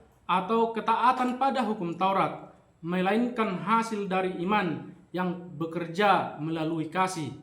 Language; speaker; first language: Indonesian; native; Indonesian